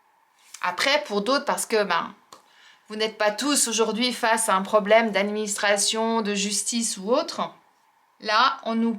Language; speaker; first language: French; native; French